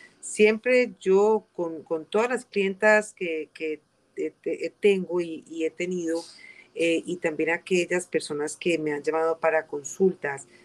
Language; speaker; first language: Spanish; native; Spanish